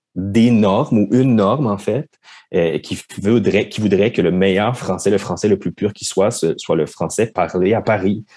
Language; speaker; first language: French; native; French